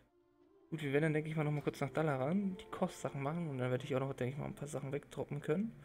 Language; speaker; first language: German; native; German